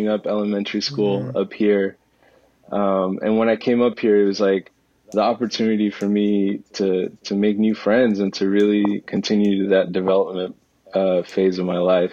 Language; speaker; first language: English; early bilingual, other home language; Spanish